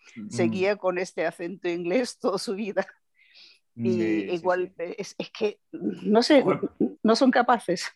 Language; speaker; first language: Spanish; non-native, fluent; German